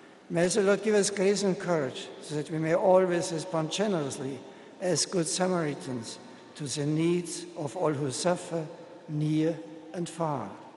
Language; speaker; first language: English; non-native, fluent; German